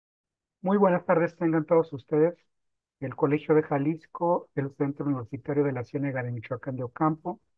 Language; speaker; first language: Spanish; native; Spanish